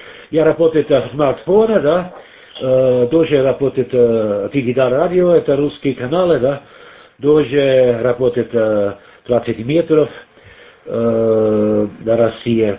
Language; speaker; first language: Russian; non-native, learner; German